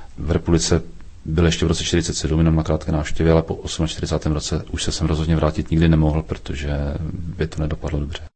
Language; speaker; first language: Czech; native; Czech